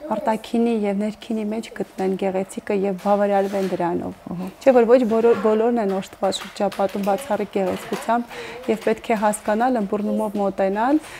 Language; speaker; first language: Armenian; native; Armenian